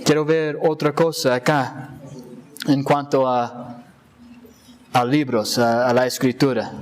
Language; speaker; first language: Spanish; non-native, fluent; English